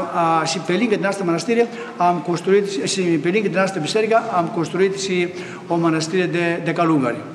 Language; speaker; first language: Romanian; non-native, fluent; Greek